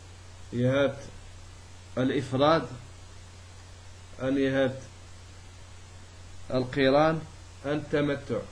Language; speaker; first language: Dutch; early bilingual, other home language; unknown